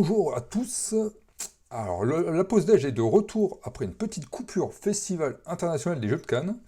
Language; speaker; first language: French; native; French